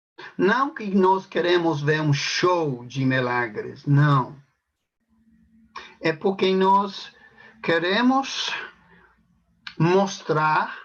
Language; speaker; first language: Portuguese; non-native, fluent; English